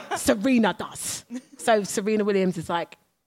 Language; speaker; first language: English; native; English